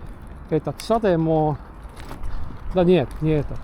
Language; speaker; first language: Russian; non-native, local second language; Estonian